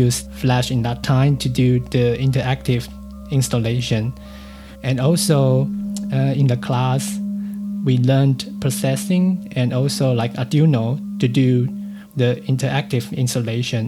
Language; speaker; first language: English; non-native, fluent; Chinese